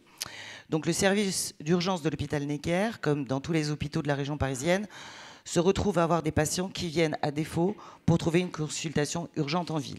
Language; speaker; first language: French; native; French